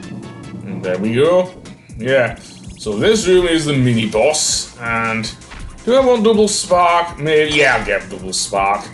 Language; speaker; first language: English; native; English